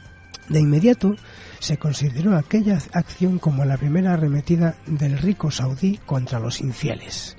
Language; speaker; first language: Spanish; native; Spanish